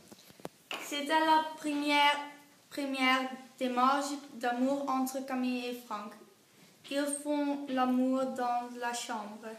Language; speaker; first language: French; non-native, learner; Dutch